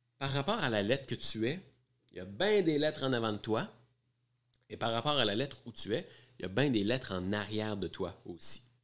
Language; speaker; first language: French; native; French